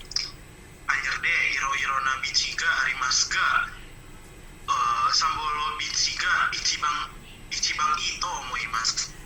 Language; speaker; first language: Japanese; non-native, learner; Indonesian